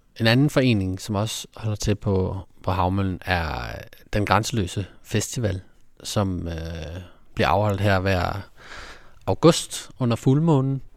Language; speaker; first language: Danish; native; Danish